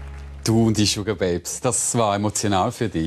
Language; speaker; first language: German; native; German